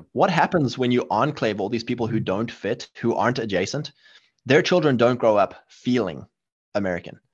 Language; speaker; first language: English; native; English